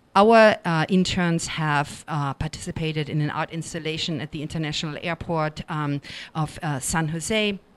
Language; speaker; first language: English; non-native, fluent; German